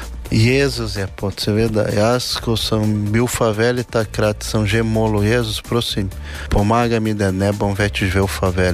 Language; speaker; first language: Slovenian; non-native, learner; Portuguese